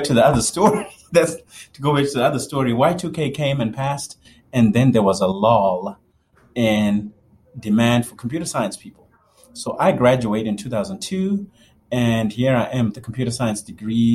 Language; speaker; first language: English; non-native, local second language; Shona